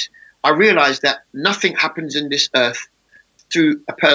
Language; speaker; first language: English; native; English